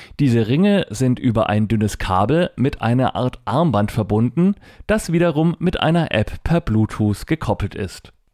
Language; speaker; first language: German; native; German